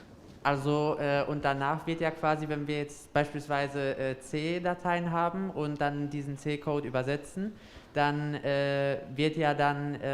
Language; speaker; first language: German; native; German